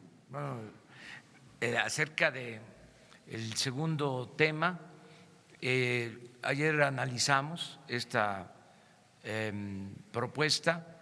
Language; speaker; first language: Spanish; native; Spanish